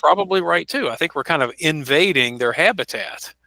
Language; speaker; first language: English; native; English